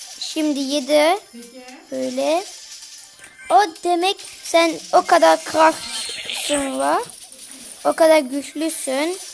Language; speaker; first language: Turkish; early bilingual, heritage; Turkish